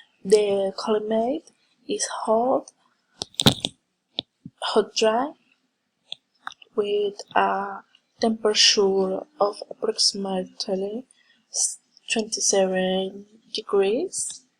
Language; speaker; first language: English; non-native, learner; Spanish